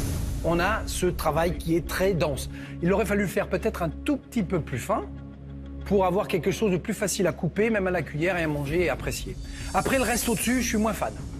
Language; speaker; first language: French; native; French